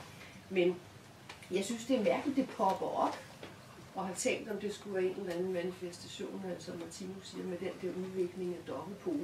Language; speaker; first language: Danish; native; Danish